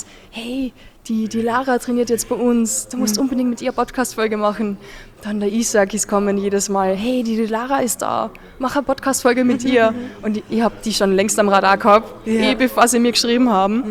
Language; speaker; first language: German; native; German